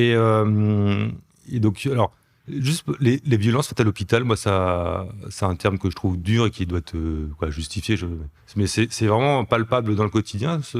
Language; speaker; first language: French; native; French